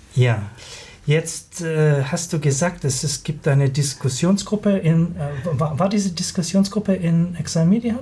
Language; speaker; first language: German; native; German